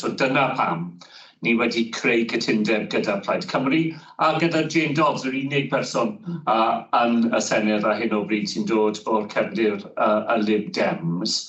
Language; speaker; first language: Welsh; non-native, fluent; English